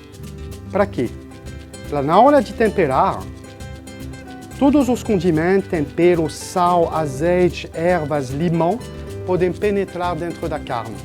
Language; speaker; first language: Portuguese; non-native, fluent; French